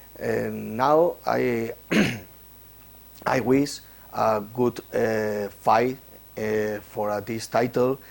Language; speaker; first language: English; non-native, learner; Spanish